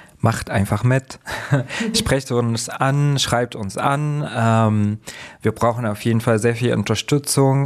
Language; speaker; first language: German; non-native, fluent; Arabic